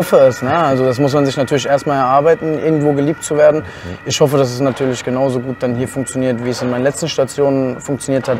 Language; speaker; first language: German; native; German